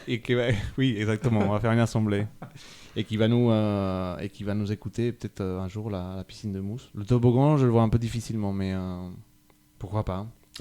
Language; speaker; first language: French; native; French